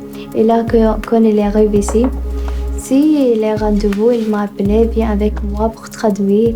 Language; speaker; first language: French; non-native, learner; Arabic